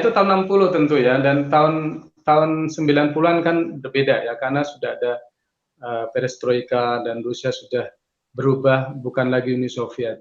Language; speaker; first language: Indonesian; native; Indonesian